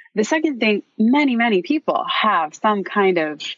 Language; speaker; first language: English; native; English